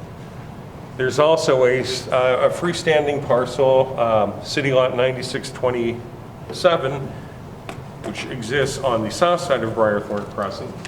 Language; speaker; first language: English; native; English